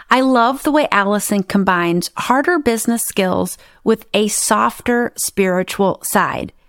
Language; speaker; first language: English; native; English